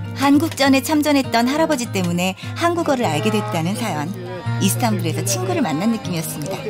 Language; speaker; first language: Korean; native; Korean